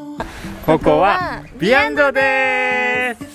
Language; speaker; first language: Japanese; non-native, learner; Korean